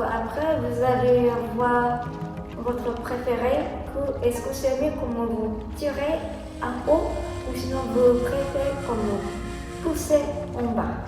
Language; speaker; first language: French; non-native, learner; Japanese